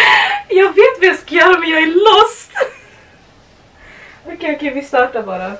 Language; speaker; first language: Swedish; early bilingual, other home language; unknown